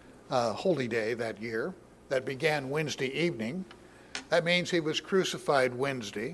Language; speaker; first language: English; native; English